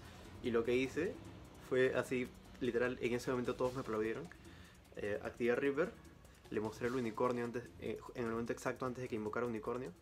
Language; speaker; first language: Spanish; native; Spanish